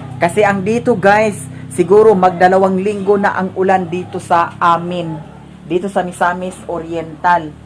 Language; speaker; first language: Filipino; non-native, local second language; Cebuano